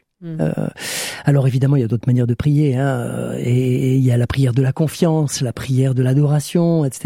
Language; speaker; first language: French; native; French